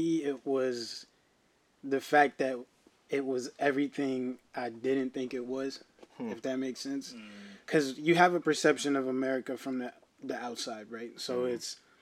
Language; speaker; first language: English; early bilingual, other home language; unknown